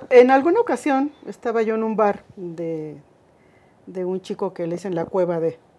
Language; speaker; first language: Spanish; native; Spanish